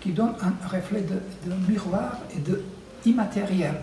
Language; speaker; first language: French; non-native, fluent; Serbian